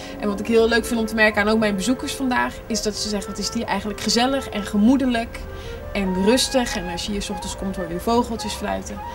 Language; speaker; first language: Dutch; native; Dutch